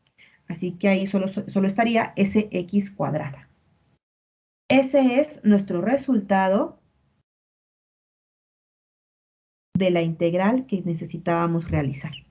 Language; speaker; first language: Spanish; native; Spanish